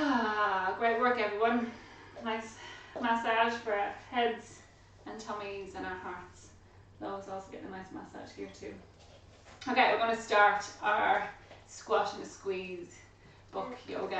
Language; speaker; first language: English; native; English